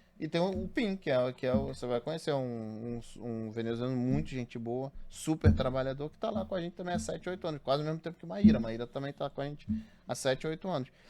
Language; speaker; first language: Portuguese; native; Portuguese